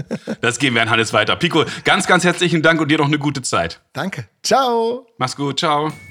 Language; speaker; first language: German; native; German